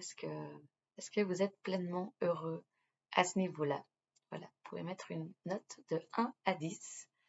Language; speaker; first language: French; native; French